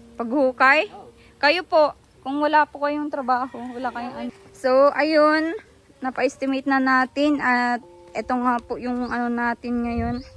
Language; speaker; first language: Filipino; native; Filipino